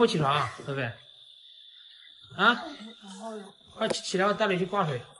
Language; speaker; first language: Chinese; native; Chinese